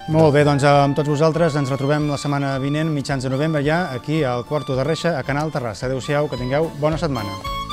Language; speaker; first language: Catalan; native; Catalan